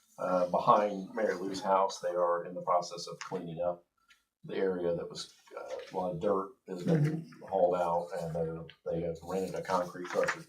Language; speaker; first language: English; native; English